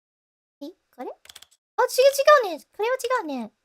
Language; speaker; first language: Japanese; non-native, fluent; English